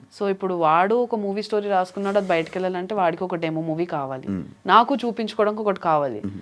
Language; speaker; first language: Telugu; native; Telugu